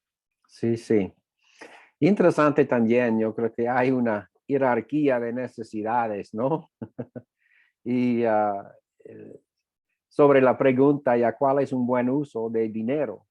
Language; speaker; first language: Spanish; non-native, fluent; English